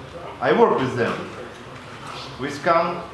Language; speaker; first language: English; non-native, local second language; Latvian